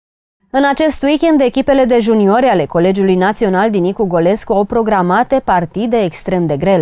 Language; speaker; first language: Romanian; native; Romanian